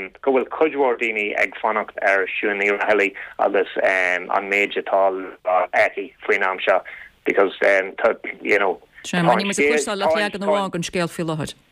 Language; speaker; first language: Irish; non-native, local second language; English